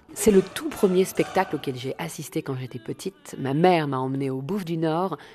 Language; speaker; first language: French; native; French